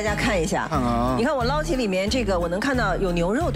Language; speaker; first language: Chinese; native; Chinese